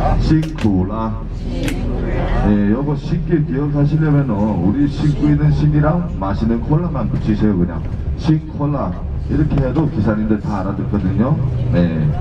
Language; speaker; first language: Korean; native; Korean